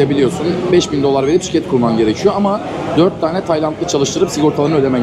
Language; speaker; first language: Turkish; native; Turkish